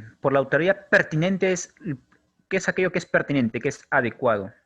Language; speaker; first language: Spanish; native; Spanish